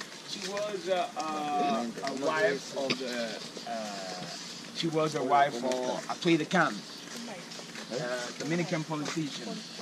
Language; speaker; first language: English; non-native, learner; Spanish